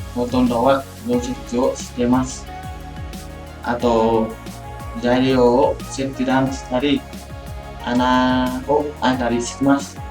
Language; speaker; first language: Japanese; non-native, learner; Vietnamese